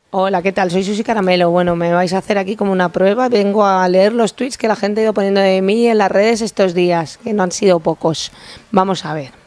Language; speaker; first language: Spanish; native; Spanish